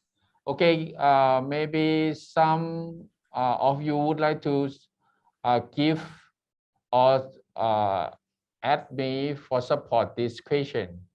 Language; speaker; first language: English; non-native, learner; Thai